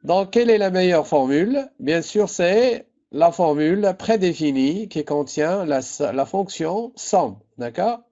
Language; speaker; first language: French; non-native, local second language; Arabic